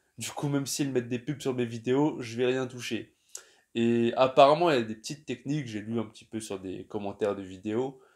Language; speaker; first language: French; native; French